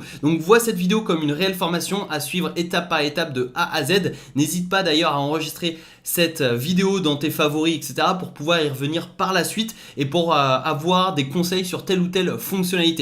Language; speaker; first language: French; native; French